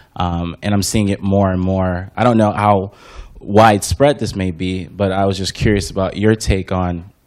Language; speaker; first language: English; native; English